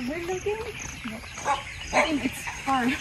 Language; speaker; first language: English; non-native, local second language; Cebuano